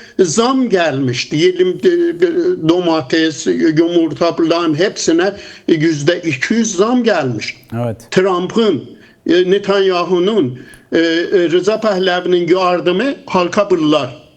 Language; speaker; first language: Turkish; non-native, fluent; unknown